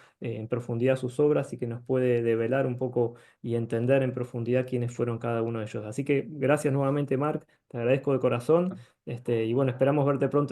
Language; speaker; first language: Spanish; native; Spanish